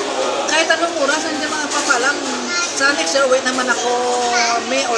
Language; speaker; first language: Filipino; non-native, local second language; Hiligaynon